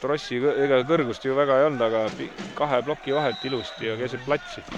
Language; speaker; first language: Estonian; native; Estonian